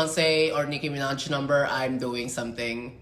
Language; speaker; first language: English; non-native, local second language; Filipino